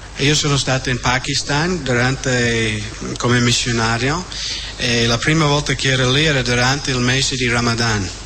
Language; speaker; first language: Italian; non-native, fluent; English